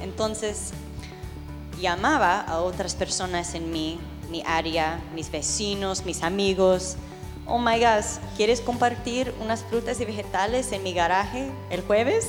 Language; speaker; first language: Spanish; early bilingual, heritage; English